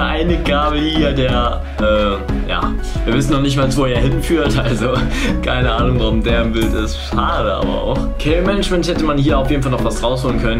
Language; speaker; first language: German; native; German